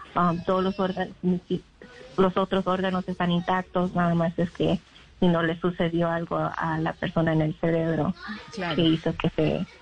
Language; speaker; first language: Spanish; early bilingual, heritage; Spanish